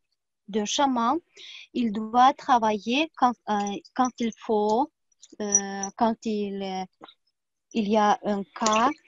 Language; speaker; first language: French; non-native, fluent; Tuvinian